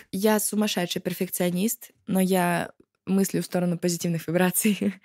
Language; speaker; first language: Russian; native; Russian